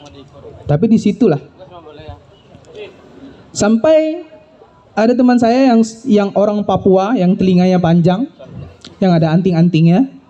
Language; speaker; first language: Indonesian; native; Indonesian